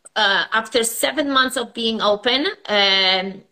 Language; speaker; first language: English; non-native, fluent; Polish